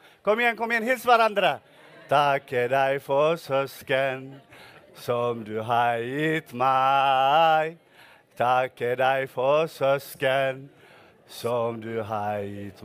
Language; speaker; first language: Norwegian; non-native, fluent; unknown